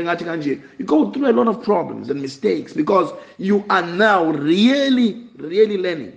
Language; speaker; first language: English; non-native, local second language; Zulu